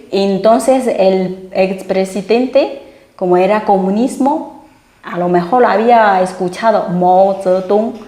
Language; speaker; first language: Spanish; non-native, fluent; Chinese